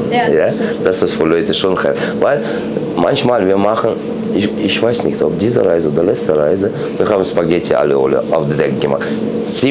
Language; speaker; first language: German; non-native, learner; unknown